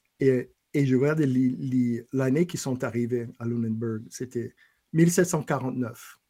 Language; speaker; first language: French; non-native, local second language; English